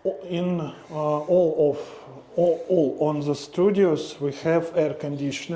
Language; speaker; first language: English; non-native, learner; Russian